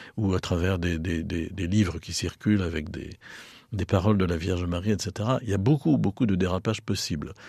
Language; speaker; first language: French; native; French